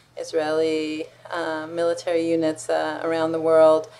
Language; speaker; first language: English; non-native, fluent; Hebrew